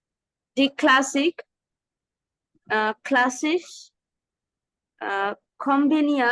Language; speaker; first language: German; non-native, learner; Bangla